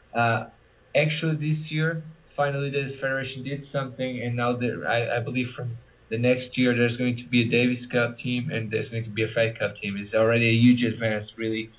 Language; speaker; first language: English; early bilingual, other home language; Portuguese